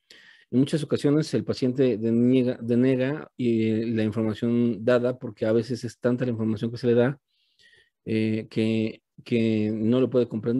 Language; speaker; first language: Spanish; native; Spanish